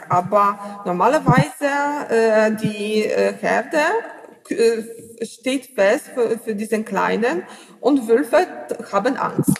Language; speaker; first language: German; non-native, learner; Polish